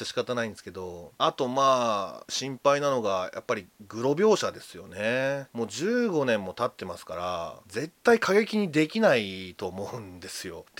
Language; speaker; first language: Japanese; native; Japanese